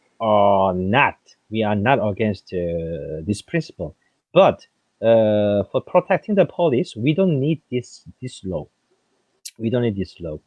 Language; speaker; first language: English; non-native, fluent; French